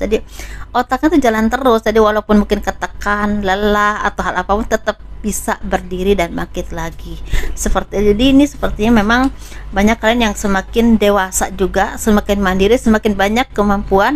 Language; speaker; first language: Indonesian; native; Indonesian